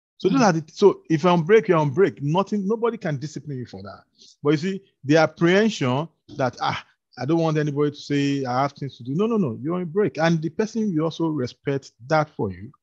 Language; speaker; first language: English; non-native, local second language; Yoruba